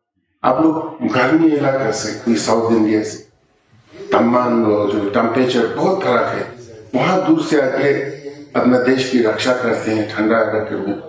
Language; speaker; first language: Hindi; non-native, local second language; Ladakhi